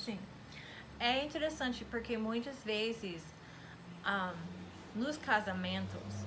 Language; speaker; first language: Portuguese; non-native, fluent; English